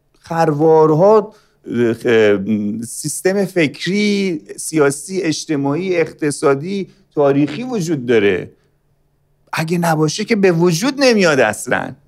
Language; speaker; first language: Persian; native; Persian